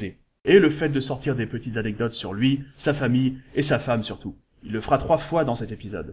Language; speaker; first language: French; native; French